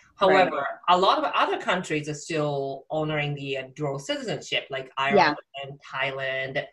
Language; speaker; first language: English; non-native, fluent; Japanese